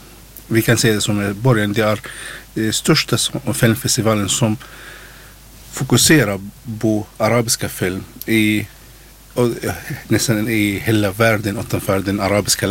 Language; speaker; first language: Swedish; non-native, learner; Arabic